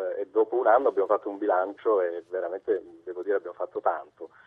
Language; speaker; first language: Italian; native; Italian